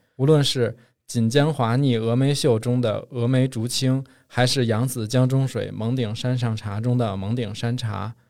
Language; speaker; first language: Chinese; native; Chinese